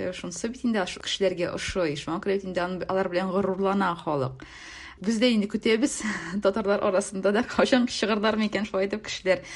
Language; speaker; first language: Tatar; native; Tatar